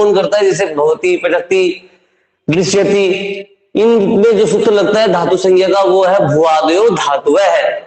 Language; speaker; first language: Hindi; native; Hindi